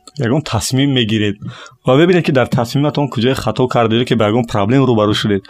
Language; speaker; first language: Tajik; native; Tajik